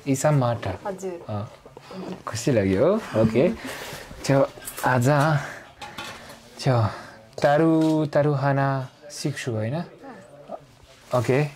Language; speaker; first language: Nepali; non-native, learner; French